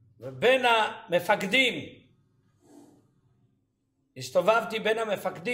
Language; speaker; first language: Hebrew; early bilingual, other home language; Ladino